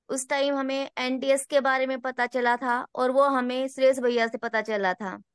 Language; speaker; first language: Hindi; native; Hindi